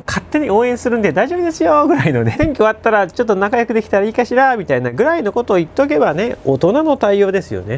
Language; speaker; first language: Japanese; native; Japanese